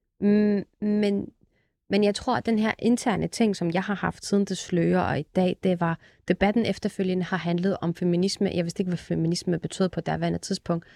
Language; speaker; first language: Danish; early bilingual, other home language; Arabic